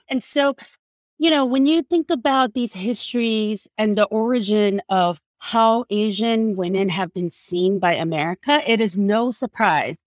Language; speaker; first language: English; non-native, fluent; Korean